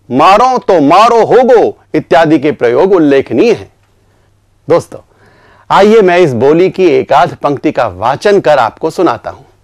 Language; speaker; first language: Hindi; native; Hindi